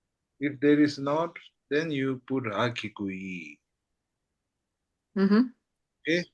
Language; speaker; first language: English; non-native, fluent; Tibetan